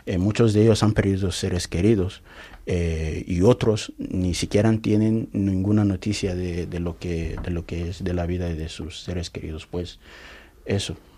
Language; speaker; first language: Spanish; non-native, fluent; Igbo